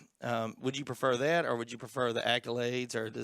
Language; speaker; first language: English; native; English